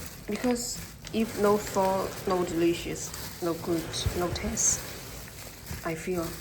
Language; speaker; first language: English; non-native, learner; Burmese